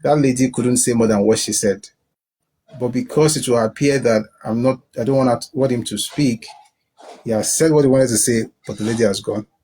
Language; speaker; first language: English; non-native, local second language; Yoruba